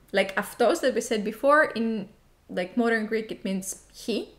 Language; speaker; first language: English; non-native, fluent; Greek